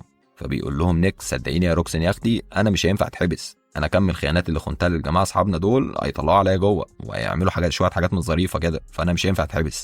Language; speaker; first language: Arabic; native; Arabic